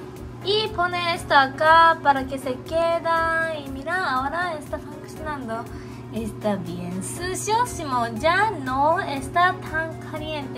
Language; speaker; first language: Spanish; non-native, learner; Japanese